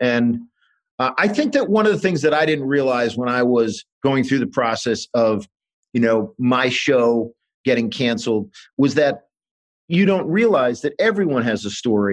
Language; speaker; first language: English; native; English